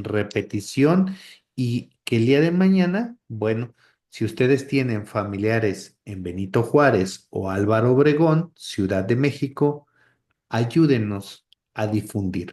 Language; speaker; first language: Spanish; native; Spanish